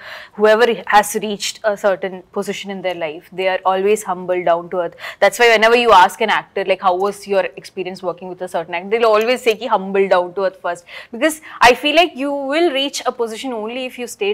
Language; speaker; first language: Telugu; native; Telugu